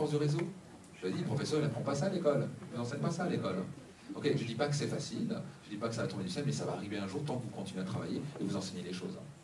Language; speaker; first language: French; native; French